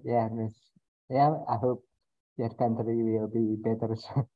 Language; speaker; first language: English; non-native, learner; Indonesian